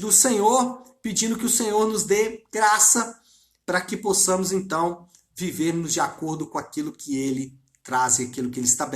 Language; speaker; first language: Portuguese; native; Portuguese